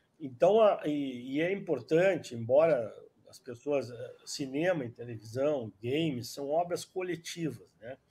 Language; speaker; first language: Portuguese; native; Portuguese